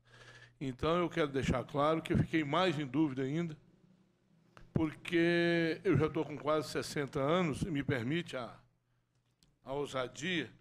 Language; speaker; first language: Portuguese; native; Portuguese